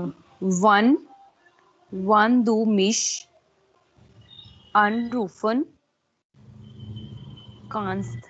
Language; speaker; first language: German; non-native, learner; Hindi